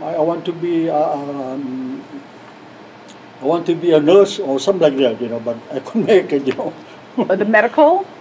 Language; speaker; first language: English; non-native, learner; Lao